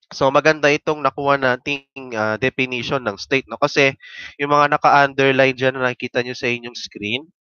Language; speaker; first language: Filipino; native; Filipino